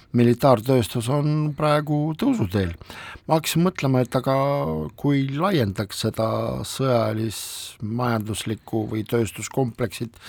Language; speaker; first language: Estonian; non-native, local second language; Russian